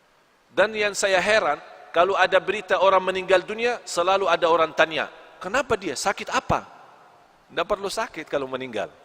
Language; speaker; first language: Indonesian; non-native, fluent; Arabic